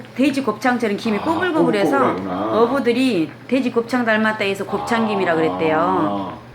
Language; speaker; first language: Korean; native; Korean